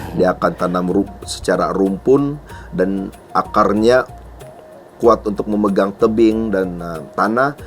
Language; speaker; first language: Malay; non-native, local second language; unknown